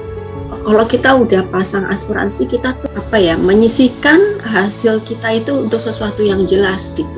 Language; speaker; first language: Indonesian; native; Indonesian